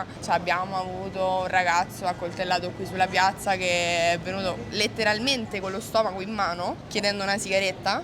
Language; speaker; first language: Italian; native; Italian